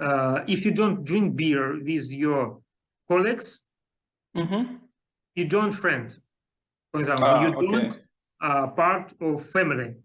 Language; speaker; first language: English; non-native, learner; Russian